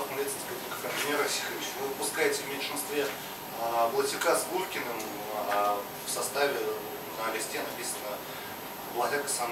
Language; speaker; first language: Russian; native; Russian